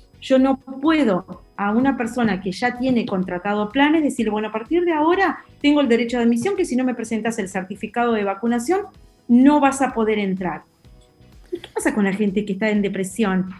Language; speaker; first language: Spanish; native; Spanish